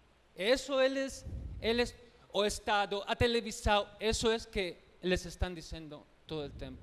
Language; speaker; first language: Portuguese; non-native, learner; Spanish